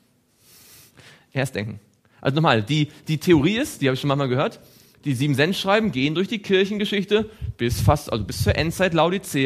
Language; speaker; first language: German; native; German